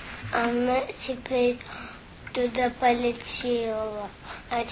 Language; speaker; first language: Russian; early bilingual, heritage; Russian